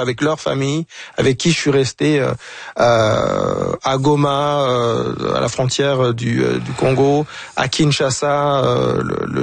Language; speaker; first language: French; non-native, local second language; Kinyarwanda